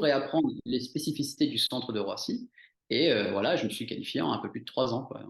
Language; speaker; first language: French; native; French